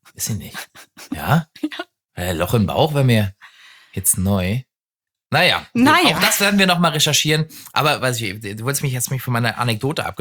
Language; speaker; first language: German; native; German